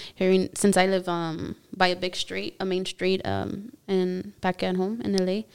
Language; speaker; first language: English; early bilingual, other home language; Spanish